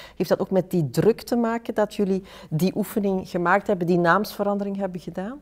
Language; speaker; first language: Dutch; native; Dutch